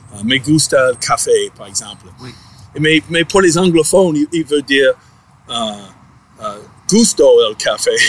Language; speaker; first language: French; non-native, fluent; English